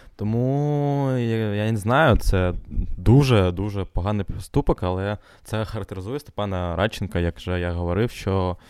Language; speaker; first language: Ukrainian; non-native, local second language; Russian